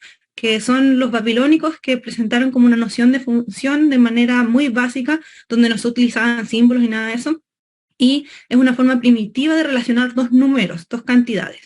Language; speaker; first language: Spanish; native; Spanish